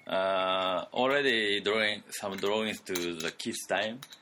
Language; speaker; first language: English; non-native, learner; Japanese